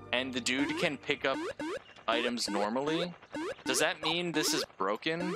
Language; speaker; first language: English; native; English